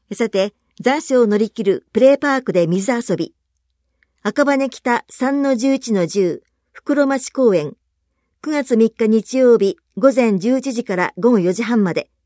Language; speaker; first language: Japanese; native; Japanese